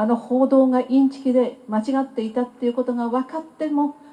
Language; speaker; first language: Japanese; non-native, fluent; Chinese